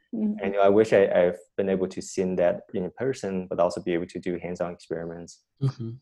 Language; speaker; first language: English; non-native, fluent; Chinese